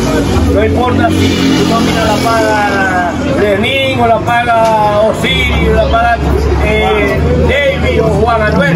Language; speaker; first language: Spanish; native; Spanish